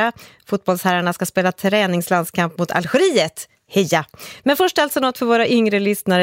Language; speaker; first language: Swedish; native; Swedish